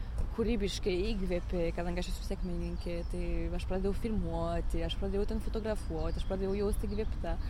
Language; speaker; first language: Lithuanian; non-native, fluent; French